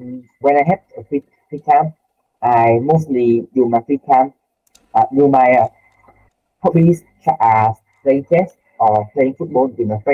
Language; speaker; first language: English; non-native, learner; Vietnamese